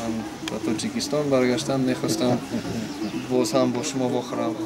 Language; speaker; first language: Persian; non-native, learner; English